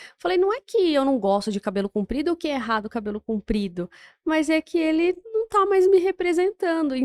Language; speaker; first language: Portuguese; native; Portuguese